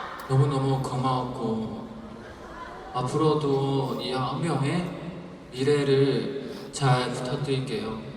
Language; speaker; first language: Korean; non-native, fluent; Chinese